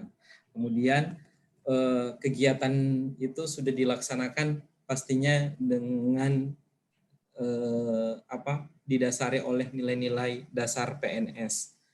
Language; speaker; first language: Indonesian; native; Indonesian